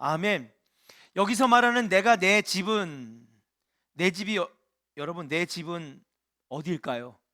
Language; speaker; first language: Korean; native; Korean